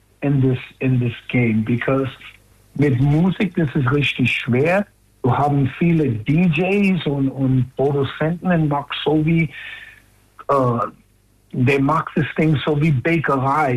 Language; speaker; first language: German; non-native, fluent; English